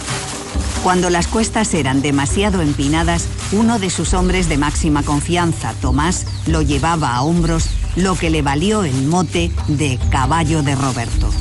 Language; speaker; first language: Spanish; native; Spanish